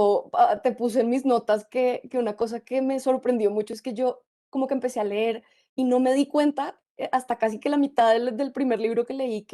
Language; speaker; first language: Spanish; native; Spanish